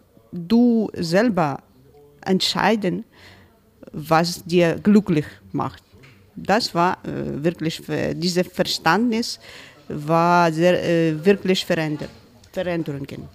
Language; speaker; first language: German; non-native, learner; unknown